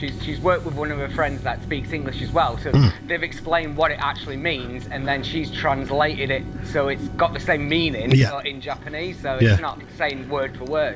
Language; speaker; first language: English; native; English